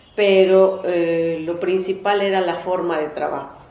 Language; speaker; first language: Spanish; non-native, local second language; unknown